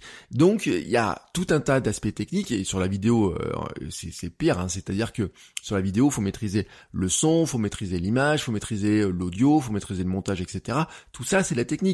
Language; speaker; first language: French; native; French